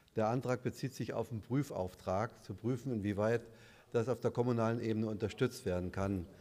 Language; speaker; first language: German; native; German